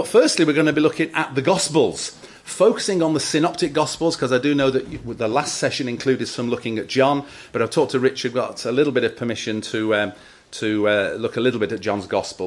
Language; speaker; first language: English; native; English